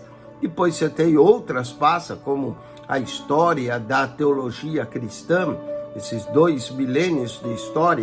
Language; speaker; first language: Portuguese; native; Portuguese